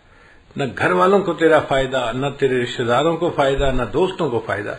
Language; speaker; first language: Urdu; native; Urdu